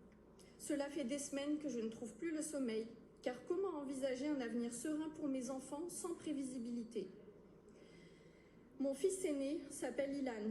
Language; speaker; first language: French; native; French